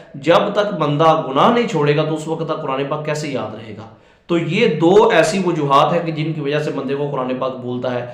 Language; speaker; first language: Urdu; non-native, local second language; Punjabi